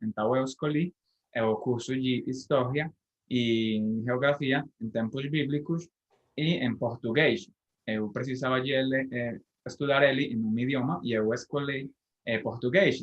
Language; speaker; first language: Portuguese; non-native, fluent; Spanish